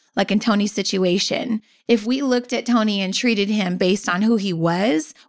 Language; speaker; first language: English; early bilingual, other home language; Filipino